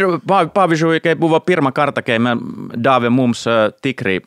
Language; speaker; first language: Lithuanian; non-native, fluent; Finnish